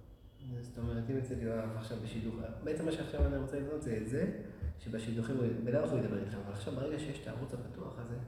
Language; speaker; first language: Hebrew; native; Hebrew